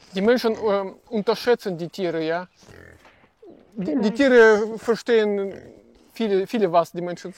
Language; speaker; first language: German; non-native, fluent; Russian